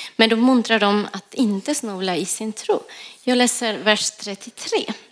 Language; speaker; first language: Swedish; non-native, fluent; Spanish